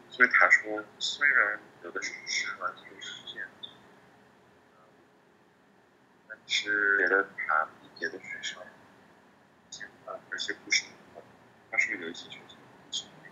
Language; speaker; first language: Chinese; non-native, learner; English